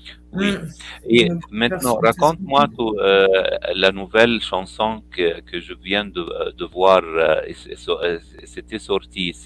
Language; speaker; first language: French; non-native, fluent; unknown